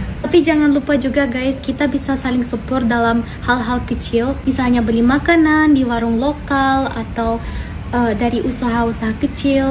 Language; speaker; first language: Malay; non-native, fluent; German